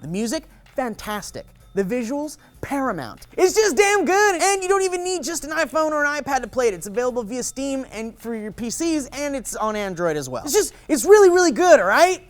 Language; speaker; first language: English; native; English